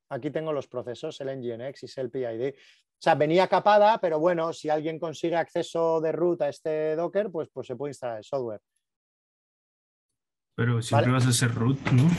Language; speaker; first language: Spanish; native; Spanish